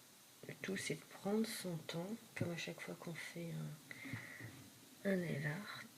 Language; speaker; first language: French; native; French